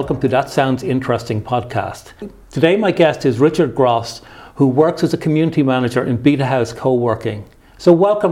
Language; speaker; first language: English; native; English